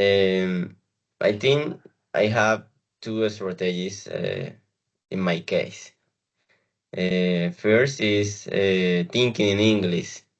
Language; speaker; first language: English; non-native, learner; Spanish